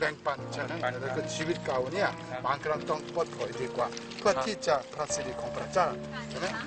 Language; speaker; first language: Thai; non-native, fluent; Korean